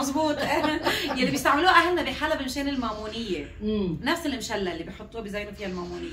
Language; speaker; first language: Arabic; native; Arabic